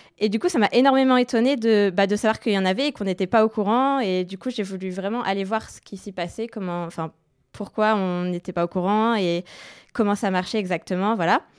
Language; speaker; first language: French; native; French